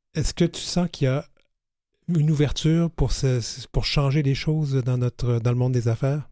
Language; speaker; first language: French; native; French